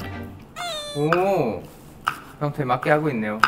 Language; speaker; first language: Korean; non-native, fluent; Thai